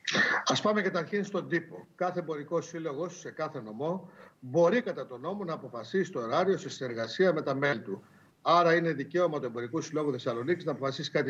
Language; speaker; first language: Greek; native; Greek